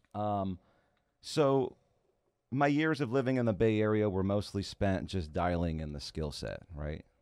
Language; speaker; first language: English; native; English